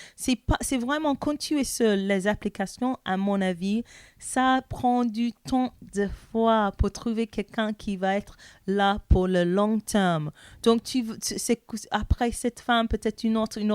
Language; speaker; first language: French; non-native, learner; English